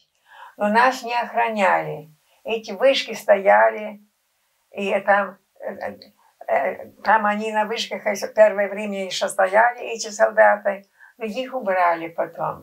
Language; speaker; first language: Russian; non-native, local second language; German